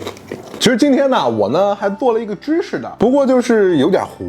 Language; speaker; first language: Chinese; native; Chinese